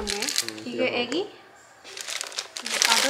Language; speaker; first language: Korean; non-native, learner; Spanish